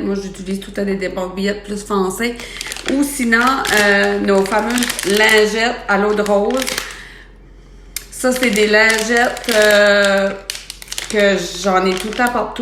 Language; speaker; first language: French; native; French